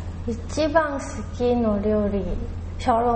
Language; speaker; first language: Japanese; non-native, learner; Chinese